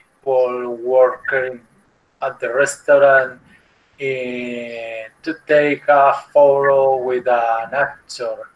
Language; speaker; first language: English; non-native, learner; Spanish